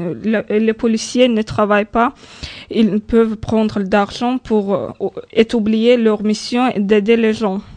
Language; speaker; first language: French; non-native, learner; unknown